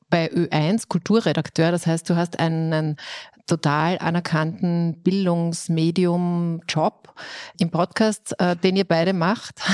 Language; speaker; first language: German; native; German